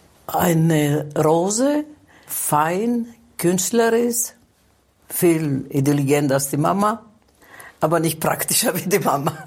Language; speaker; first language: German; non-native, fluent; Greek